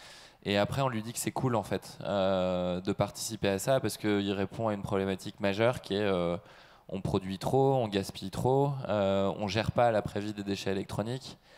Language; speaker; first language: French; native; French